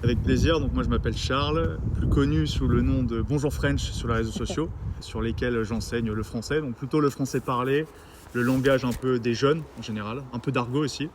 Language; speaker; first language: French; native; French